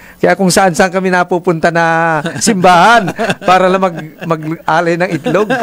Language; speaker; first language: Filipino; native; Filipino